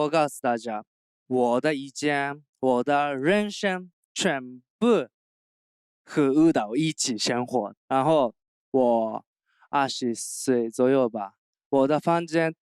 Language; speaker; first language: Chinese; non-native, learner; Japanese